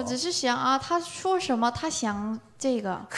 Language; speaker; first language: Chinese; non-native, learner; Korean